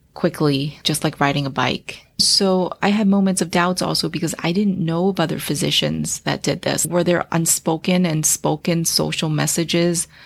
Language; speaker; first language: English; early bilingual, other home language; Chinese